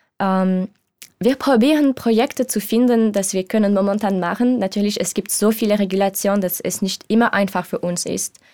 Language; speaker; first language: German; non-native, learner; French